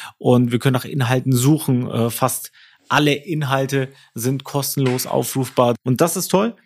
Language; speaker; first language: German; native; German